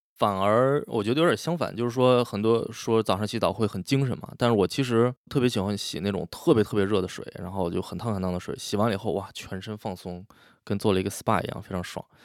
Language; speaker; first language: Chinese; native; Chinese